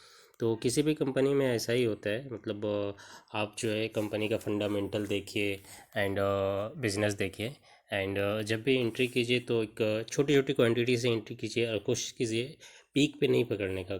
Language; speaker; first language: Hindi; native; Hindi